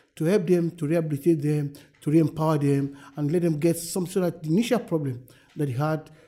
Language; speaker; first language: English; non-native, local second language; Yoruba